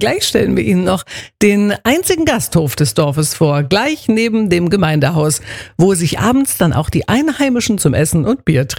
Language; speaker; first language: German; native; German